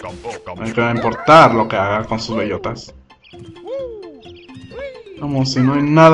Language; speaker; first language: Spanish; native; Spanish